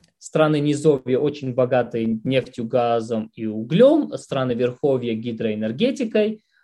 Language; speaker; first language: Russian; non-native, local second language; Tajik